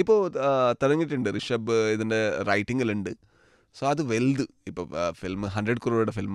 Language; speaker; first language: Malayalam; non-native, learner; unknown